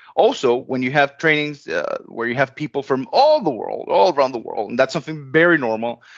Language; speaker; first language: English; non-native, fluent; Spanish